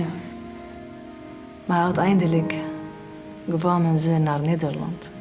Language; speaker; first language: Dutch; non-native, learner; Arabic